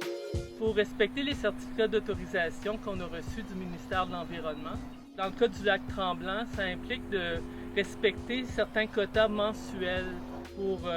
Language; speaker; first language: French; native; French